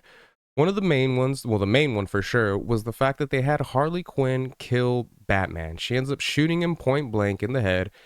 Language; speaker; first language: English; native; English